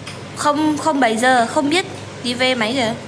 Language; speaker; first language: Vietnamese; non-native, learner; Javanese